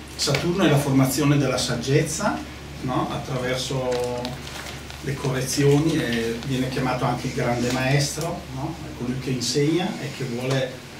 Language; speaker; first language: Italian; native; Italian